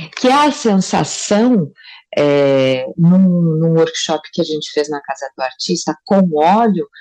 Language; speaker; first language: Portuguese; native; Portuguese